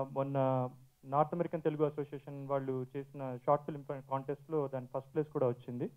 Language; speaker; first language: Telugu; native; Telugu